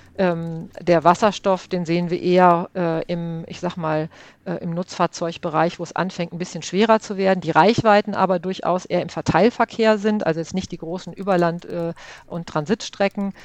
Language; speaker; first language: German; native; German